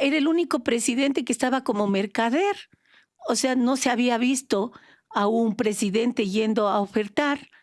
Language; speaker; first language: Spanish; native; Spanish